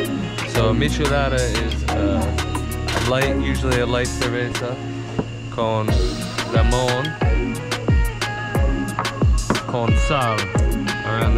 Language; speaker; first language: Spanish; non-native, learner; English